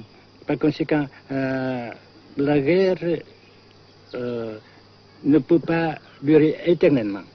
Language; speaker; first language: French; non-native, local second language; Vietnamese